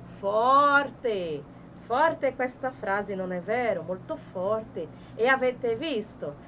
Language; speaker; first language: Italian; non-native, fluent; Portuguese